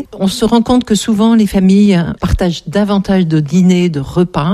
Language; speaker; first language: French; native; French